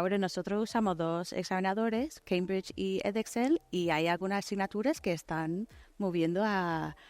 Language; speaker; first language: Spanish; non-native, fluent; English